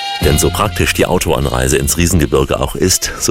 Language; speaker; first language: German; native; German